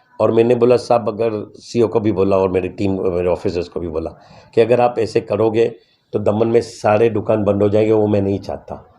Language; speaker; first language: Hindi; non-native, local second language; Gujarati